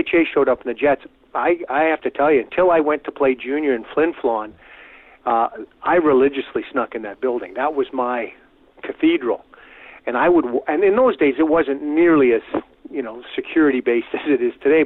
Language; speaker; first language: English; native; English